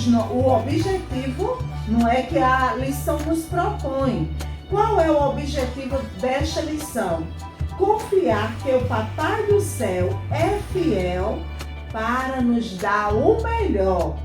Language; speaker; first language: Portuguese; native; Portuguese